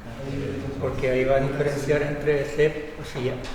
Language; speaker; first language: Spanish; non-native, local second language; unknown